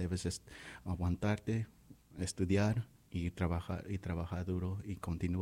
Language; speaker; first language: Spanish; early bilingual, heritage; Spanish